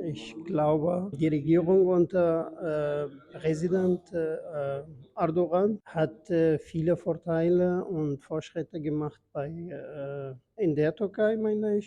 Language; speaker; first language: German; non-native, learner; Turkish